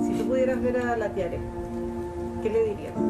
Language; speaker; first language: Spanish; native; Spanish